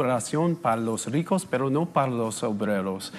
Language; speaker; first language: Spanish; non-native, fluent; English